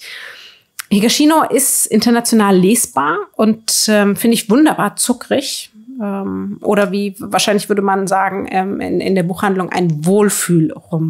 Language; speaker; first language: German; native; German